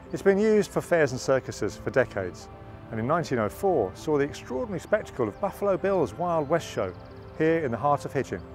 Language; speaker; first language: English; native; English